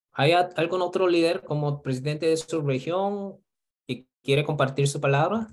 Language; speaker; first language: Spanish; non-native, fluent; Korean